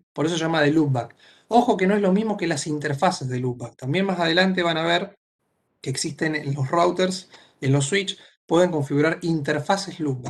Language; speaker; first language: Spanish; native; Spanish